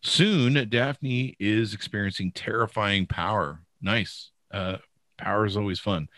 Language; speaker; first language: English; native; English